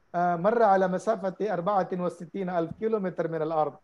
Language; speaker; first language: Arabic; non-native, fluent; Urdu